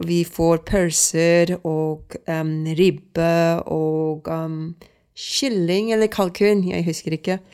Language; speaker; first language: Norwegian; non-native, fluent; Swedish